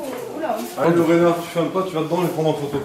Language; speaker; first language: French; native; French